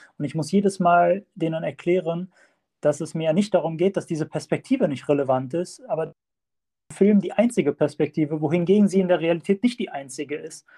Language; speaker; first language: German; early bilingual, other home language; Turkish